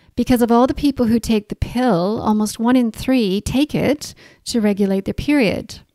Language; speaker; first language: English; native; English